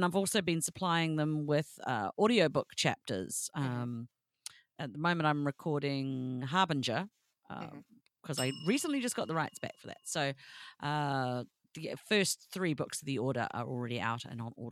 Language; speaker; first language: English; native; English